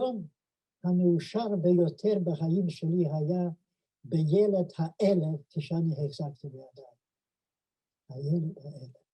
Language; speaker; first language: Hebrew; non-native, fluent; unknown